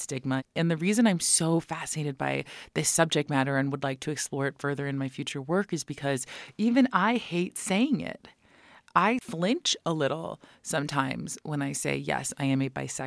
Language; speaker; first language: English; native; English